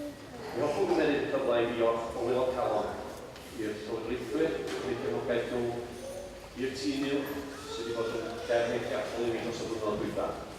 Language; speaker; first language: Welsh; native; Welsh